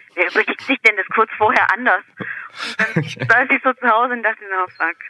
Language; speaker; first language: German; native; German